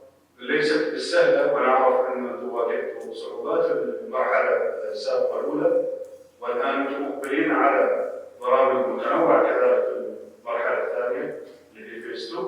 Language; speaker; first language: Arabic; native; Arabic